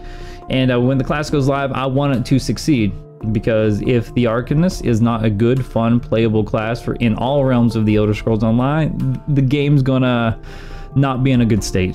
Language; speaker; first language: English; native; English